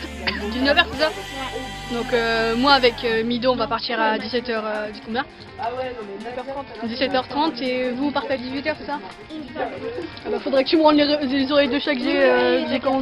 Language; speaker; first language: French; native; French